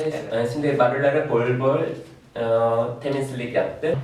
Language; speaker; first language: Turkish; non-native, fluent; Korean